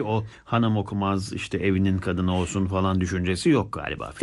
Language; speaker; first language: Turkish; native; Turkish